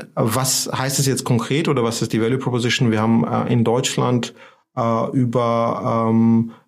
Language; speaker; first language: German; non-native, fluent; Georgian